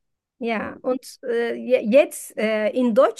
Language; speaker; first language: German; non-native, fluent; Turkish